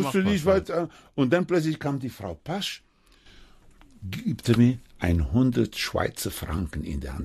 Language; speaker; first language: German; non-native, fluent; Spanish